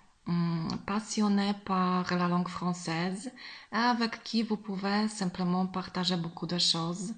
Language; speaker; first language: French; non-native, learner; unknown